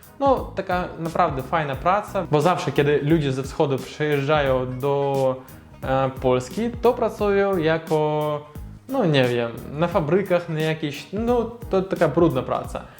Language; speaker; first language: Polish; non-native, learner; Russian